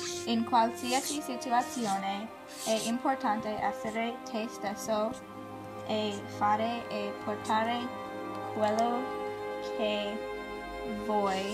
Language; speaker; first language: Italian; non-native, learner; English